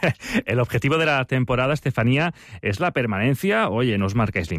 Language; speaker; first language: Catalan; native; Catalan